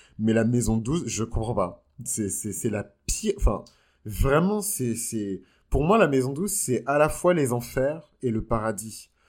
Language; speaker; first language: French; native; French